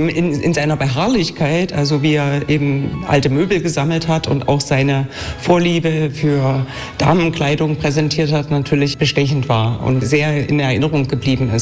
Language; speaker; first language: German; native; German